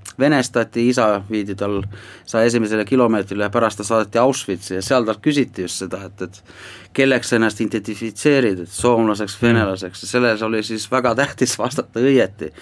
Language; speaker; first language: Estonian; non-native, local second language; Finnish